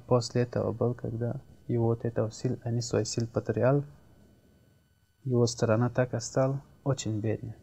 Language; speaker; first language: Russian; non-native, learner; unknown